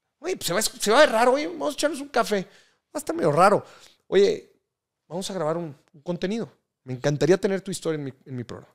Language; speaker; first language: Spanish; native; Spanish